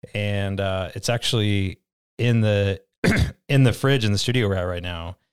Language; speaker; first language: English; native; English